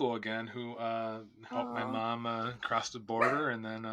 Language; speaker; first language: English; native; English